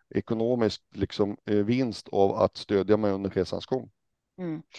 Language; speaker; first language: Swedish; native; Swedish